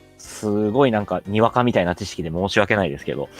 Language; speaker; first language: Japanese; native; Japanese